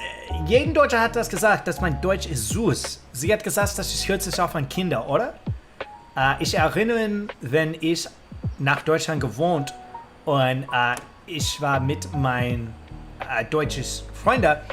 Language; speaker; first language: German; non-native, learner; English